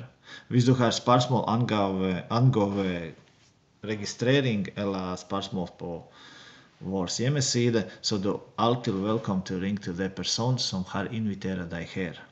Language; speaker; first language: Danish; non-native, learner; Latvian